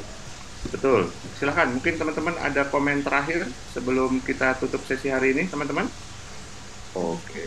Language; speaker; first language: Indonesian; native; Indonesian